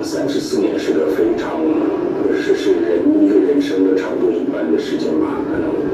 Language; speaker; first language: Chinese; native; Chinese